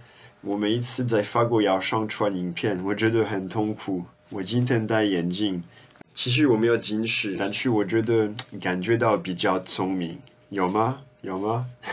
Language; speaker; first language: Chinese; non-native, fluent; French